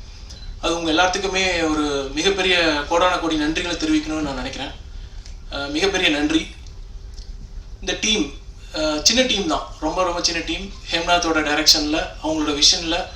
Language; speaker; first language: Tamil; native; Tamil